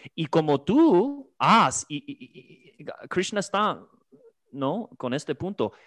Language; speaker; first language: Spanish; non-native, fluent; English